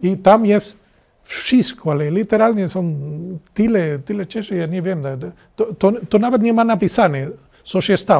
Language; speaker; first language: Polish; non-native, learner; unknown